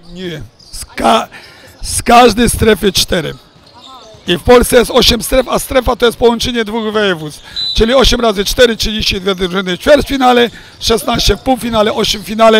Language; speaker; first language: Polish; native; Polish